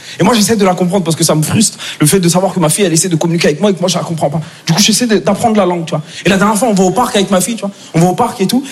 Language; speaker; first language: French; native; French